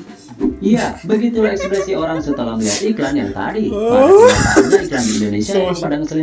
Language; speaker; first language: Indonesian; native; Indonesian